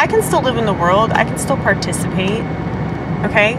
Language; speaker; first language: English; native; English